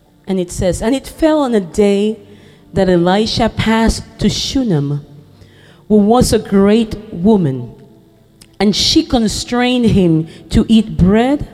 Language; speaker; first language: English; non-native, fluent; Spanish